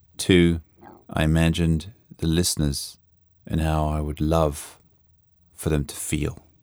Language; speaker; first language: English; native; English